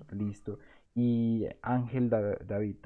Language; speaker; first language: Spanish; native; Spanish